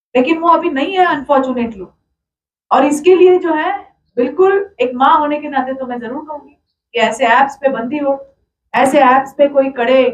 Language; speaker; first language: Hindi; non-native, local second language; Marathi